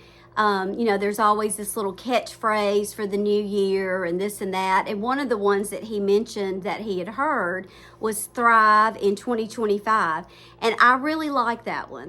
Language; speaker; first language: English; native; English